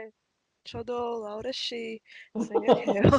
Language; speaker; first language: Korean; non-native, learner; Latvian